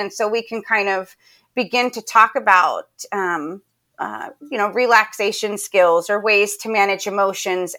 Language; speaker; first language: English; native; English